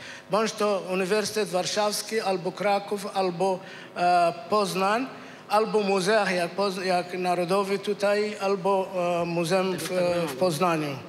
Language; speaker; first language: Polish; non-native, fluent; Arabic